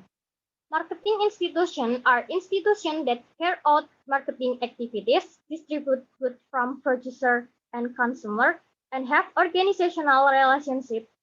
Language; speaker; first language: English; non-native, learner; Indonesian